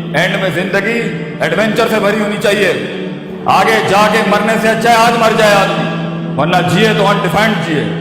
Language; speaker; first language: Urdu; non-native, local second language; Punjabi